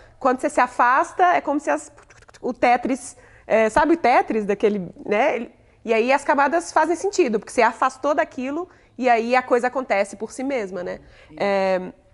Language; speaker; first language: Portuguese; native; Portuguese